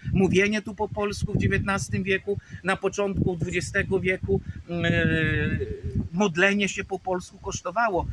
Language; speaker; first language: Polish; native; Polish